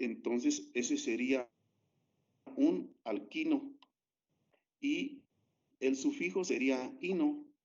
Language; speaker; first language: Spanish; native; Spanish